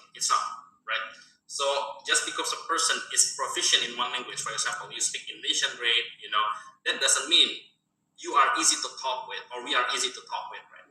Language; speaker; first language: English; non-native, fluent; Indonesian